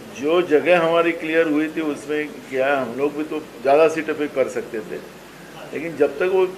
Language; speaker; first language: Hindi; non-native, local second language; Marathi